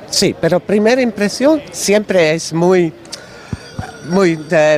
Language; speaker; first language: Spanish; non-native, learner; Dutch